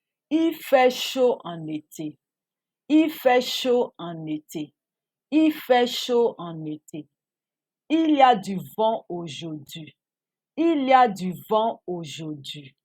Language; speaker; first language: French; non-native, fluent; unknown